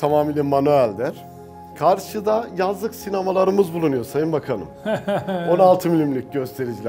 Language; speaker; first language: Turkish; native; Turkish